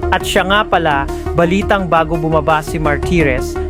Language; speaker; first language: Filipino; native; Filipino